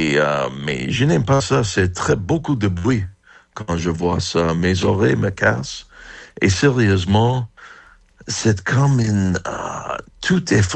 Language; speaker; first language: French; non-native, fluent; English